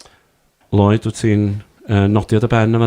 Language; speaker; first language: Welsh; native; Welsh